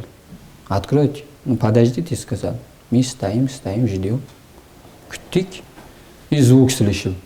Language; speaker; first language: Russian; non-native, local second language; Uzbek